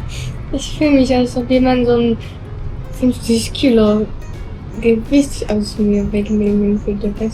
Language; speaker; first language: German; non-native, fluent; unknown